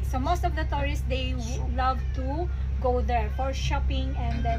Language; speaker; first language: English; non-native, local second language; Filipino